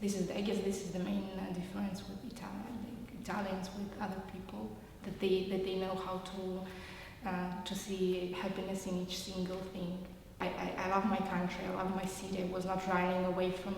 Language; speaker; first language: English; non-native, fluent; Russian